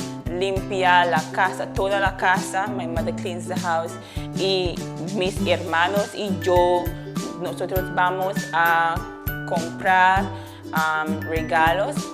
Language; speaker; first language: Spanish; non-native, fluent; English